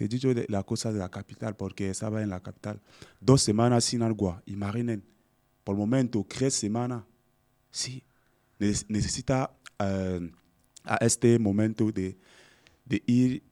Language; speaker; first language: Spanish; non-native, learner; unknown